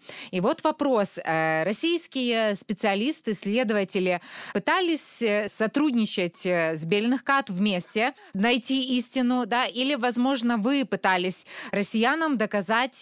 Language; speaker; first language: Russian; native; Russian